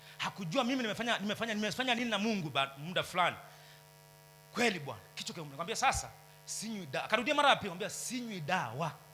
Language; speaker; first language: Swahili; native; Swahili